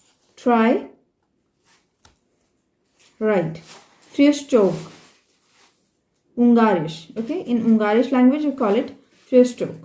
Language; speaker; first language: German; non-native, fluent; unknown